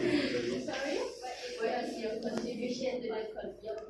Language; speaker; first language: English; non-native, local second language; Malay